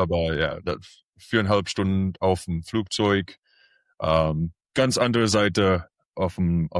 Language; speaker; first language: German; early bilingual, heritage; English